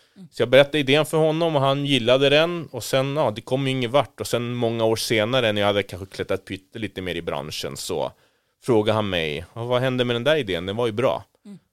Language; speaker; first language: Swedish; early bilingual, other home language; Spanish